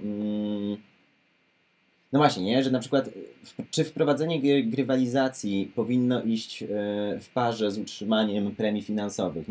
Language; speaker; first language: Polish; native; Polish